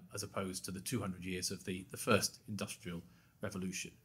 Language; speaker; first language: English; native; English